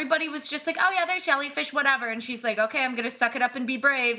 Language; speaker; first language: English; native; English